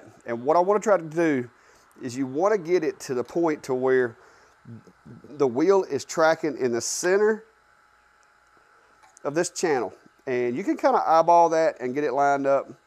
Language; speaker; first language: English; native; English